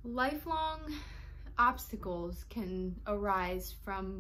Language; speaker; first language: English; native; English